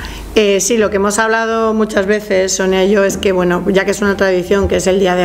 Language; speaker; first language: Spanish; native; Spanish